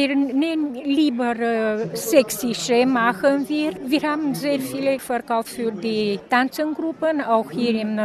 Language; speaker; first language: German; non-native, local second language; Romanian